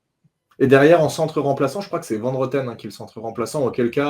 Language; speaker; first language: French; native; French